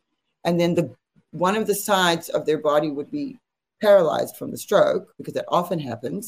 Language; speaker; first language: English; native; English